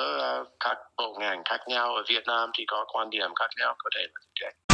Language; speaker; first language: Vietnamese; non-native, fluent; English